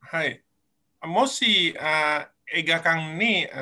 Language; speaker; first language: Japanese; non-native, learner; Indonesian